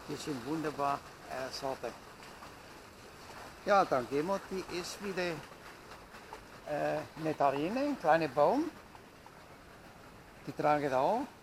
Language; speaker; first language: German; non-native, learner; Italian